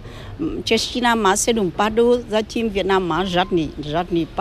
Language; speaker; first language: Czech; non-native, fluent; Vietnamese